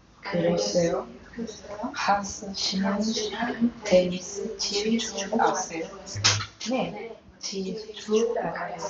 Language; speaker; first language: Korean; non-native, learner; Spanish